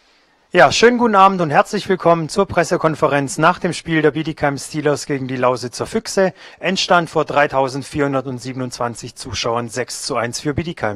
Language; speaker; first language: German; native; German